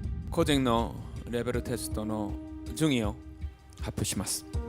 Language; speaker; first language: Japanese; non-native, learner; Korean